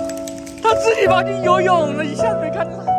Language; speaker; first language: Chinese; native; Chinese